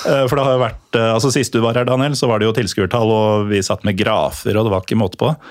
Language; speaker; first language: Norwegian; native; Norwegian